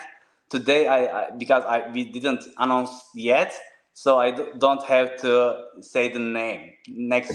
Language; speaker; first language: English; non-native, learner; Turkish